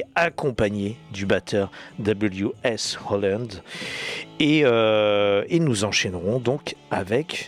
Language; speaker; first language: French; native; French